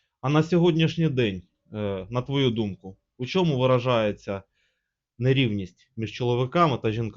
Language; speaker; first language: Ukrainian; native; Ukrainian